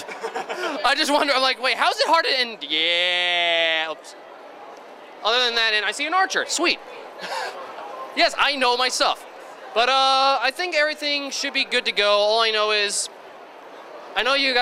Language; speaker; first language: English; native; English